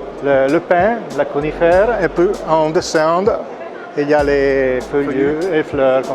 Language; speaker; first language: French; non-native, local second language; Italian